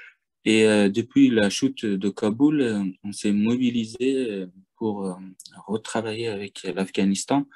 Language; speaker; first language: French; non-native, fluent; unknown